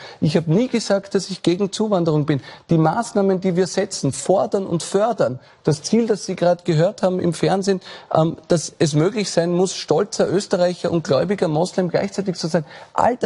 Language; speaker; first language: German; native; German